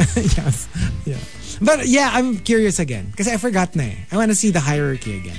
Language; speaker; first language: English; non-native, local second language; Filipino